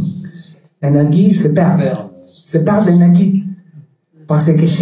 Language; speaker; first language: French; non-native, learner; Spanish